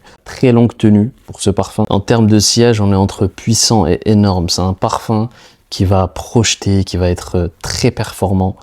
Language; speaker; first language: French; native; French